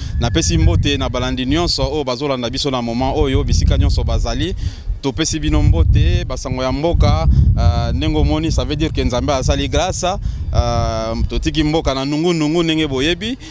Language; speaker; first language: Lingala; native; Lingala